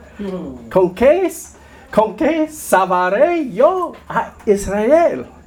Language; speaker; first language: Spanish; non-native, learner; English